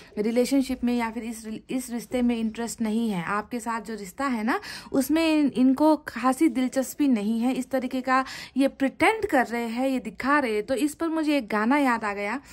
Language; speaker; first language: Hindi; native; Hindi